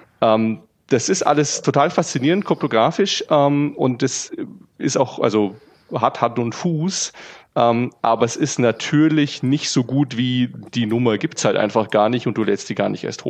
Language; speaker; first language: German; native; German